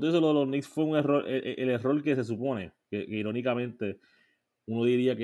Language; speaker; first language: Spanish; native; Spanish